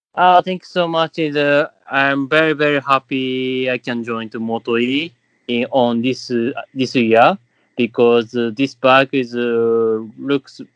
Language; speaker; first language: English; non-native, learner; Japanese